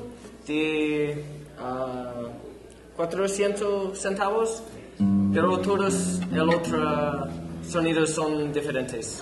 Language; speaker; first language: Spanish; non-native, learner; English